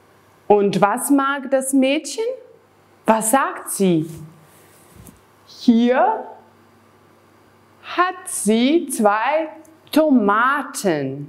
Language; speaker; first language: German; non-native, fluent; Serbian